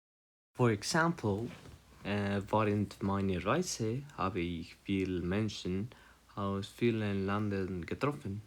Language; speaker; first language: German; non-native, learner; Spanish